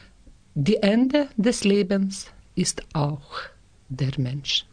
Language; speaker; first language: German; non-native, learner; Lithuanian